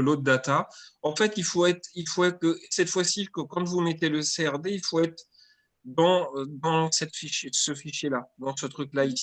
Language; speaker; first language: French; native; French